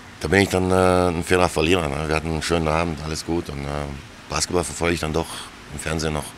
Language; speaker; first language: German; early bilingual, other home language; Croatian